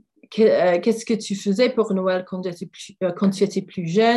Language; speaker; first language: French; non-native, fluent; English